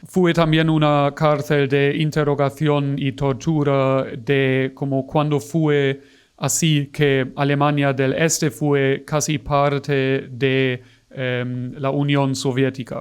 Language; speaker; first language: Spanish; non-native, fluent; German